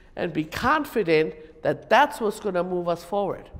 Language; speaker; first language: English; native; English